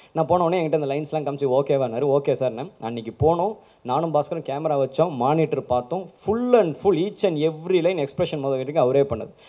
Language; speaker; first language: Tamil; native; Tamil